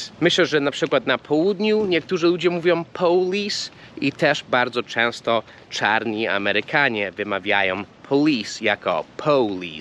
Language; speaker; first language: Polish; non-native, fluent; English